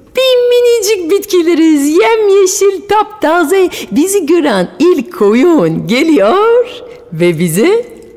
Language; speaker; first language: Turkish; non-native, fluent; French